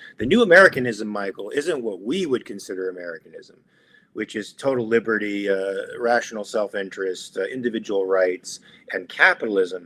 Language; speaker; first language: English; native; English